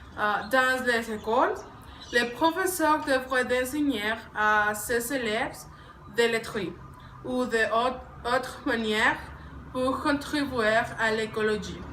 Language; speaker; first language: French; non-native, learner; Spanish